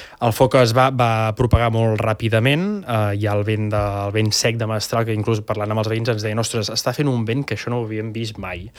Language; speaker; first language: Catalan; native; Catalan